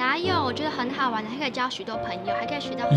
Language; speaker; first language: Chinese; native; Chinese